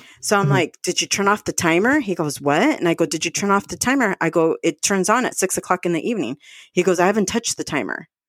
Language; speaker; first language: English; early bilingual, other home language; Spanish